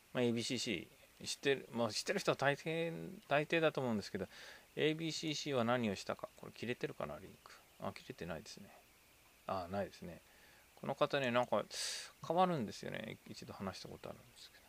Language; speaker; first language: Japanese; native; Japanese